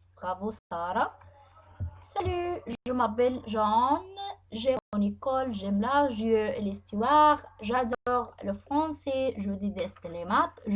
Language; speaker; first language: French; non-native, fluent; Arabic